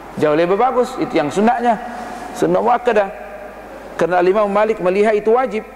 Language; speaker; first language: Malay; non-native, fluent; Arabic